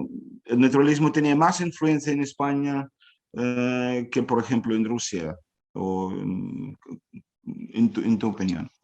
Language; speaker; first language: Spanish; non-native, fluent; Ukrainian